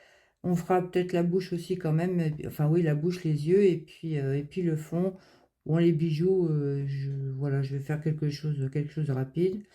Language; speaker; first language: French; native; French